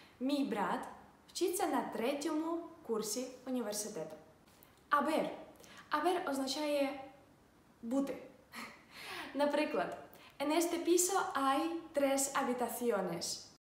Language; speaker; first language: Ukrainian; native; Ukrainian